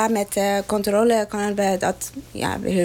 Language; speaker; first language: Dutch; non-native, learner; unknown